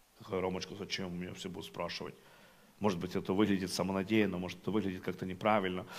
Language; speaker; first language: Russian; non-native, local second language; Ukrainian